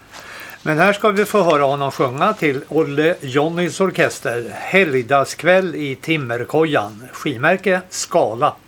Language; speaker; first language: Swedish; native; Swedish